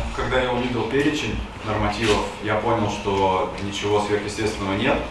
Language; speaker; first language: Russian; native; Russian